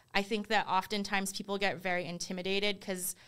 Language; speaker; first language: English; native; English